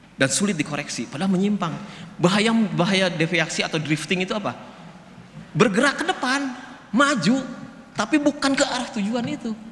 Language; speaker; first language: Indonesian; non-native, local second language; Sundanese